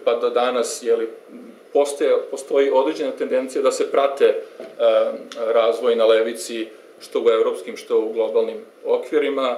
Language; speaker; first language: Serbian; native; Serbian